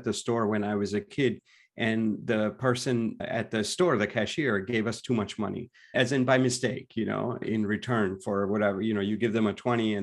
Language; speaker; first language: English; non-native, local second language; Gujarati